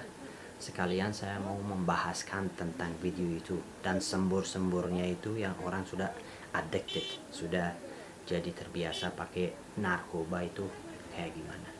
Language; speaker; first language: Indonesian; non-native, fluent; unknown